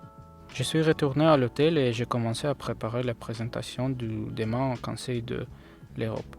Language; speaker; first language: French; non-native, learner; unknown